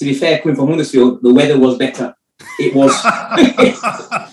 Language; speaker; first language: English; native; English